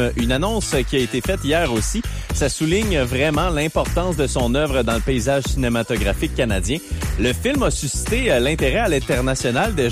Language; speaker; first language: French; native; French